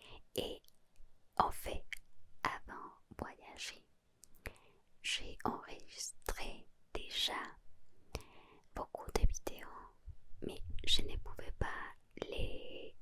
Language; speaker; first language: French; non-native, learner; Spanish